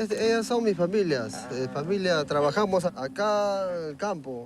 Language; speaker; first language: Spanish; native; Spanish